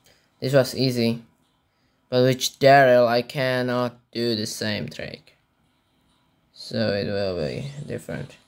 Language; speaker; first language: English; non-native, learner; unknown